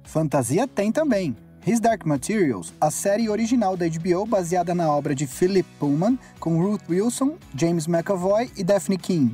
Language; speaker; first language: Portuguese; native; Portuguese